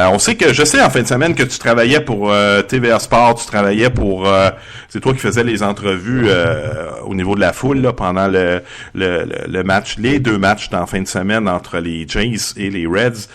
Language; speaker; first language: French; native; French